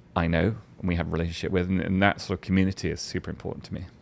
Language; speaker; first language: English; native; English